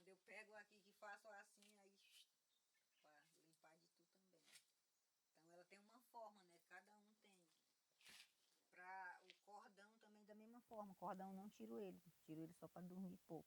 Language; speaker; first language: Portuguese; non-native, local second language; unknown